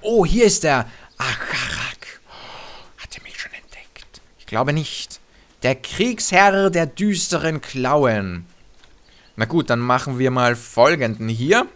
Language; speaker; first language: German; native; German